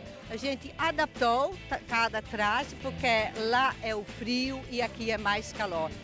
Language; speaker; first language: Portuguese; non-native, fluent; Dutch